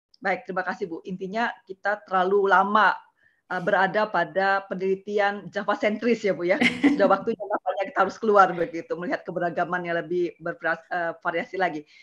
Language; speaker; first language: Indonesian; native; Indonesian